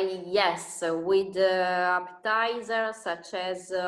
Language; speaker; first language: English; non-native, learner; Italian